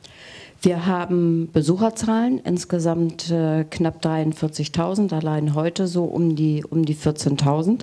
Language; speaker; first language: German; native; German